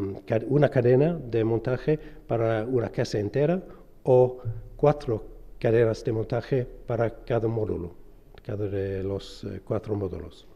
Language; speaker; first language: Spanish; non-native, fluent; English